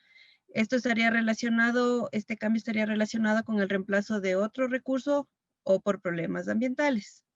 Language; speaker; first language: Spanish; native; Spanish